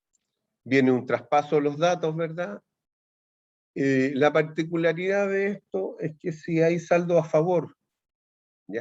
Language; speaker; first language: Spanish; native; Spanish